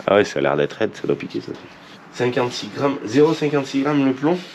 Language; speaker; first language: French; native; French